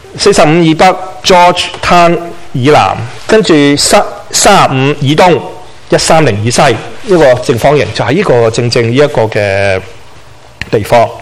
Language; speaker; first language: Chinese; non-native, local second language; Cantonese